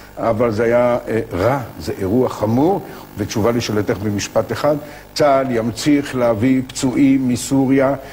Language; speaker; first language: Hebrew; native; Hebrew